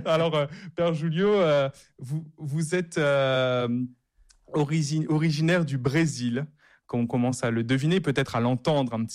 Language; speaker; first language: French; native; French